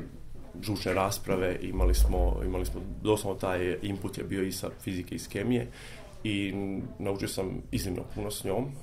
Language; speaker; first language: Serbian; native; Serbian